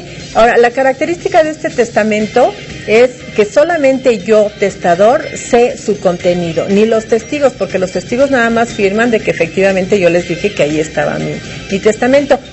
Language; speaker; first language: Spanish; native; Spanish